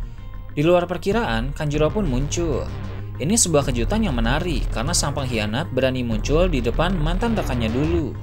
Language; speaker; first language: Indonesian; native; Indonesian